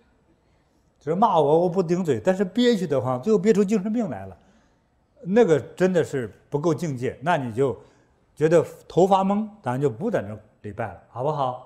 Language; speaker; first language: Chinese; native; Chinese